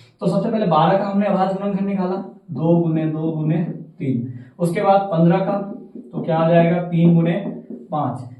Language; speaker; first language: Hindi; native; Hindi